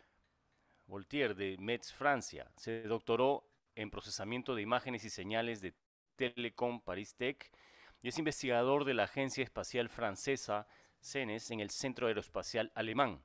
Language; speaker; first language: Spanish; native; Spanish